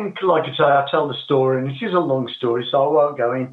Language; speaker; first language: English; native; English